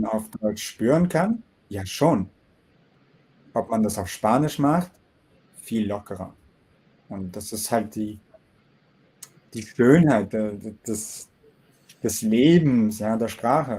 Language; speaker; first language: German; non-native, fluent; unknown